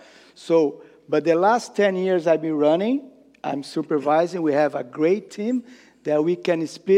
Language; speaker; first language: English; non-native, fluent; Portuguese